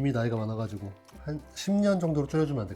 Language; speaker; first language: Korean; native; Korean